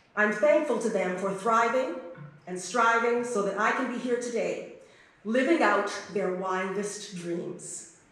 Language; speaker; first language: English; native; English